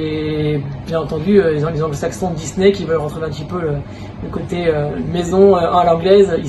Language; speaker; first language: French; native; French